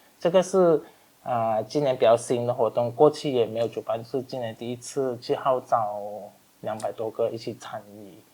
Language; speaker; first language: Chinese; native; Chinese